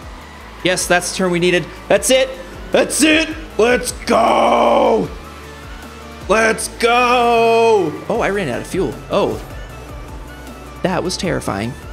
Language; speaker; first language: English; native; English